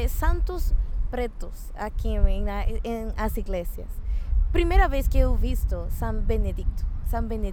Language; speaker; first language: Portuguese; non-native, fluent; Spanish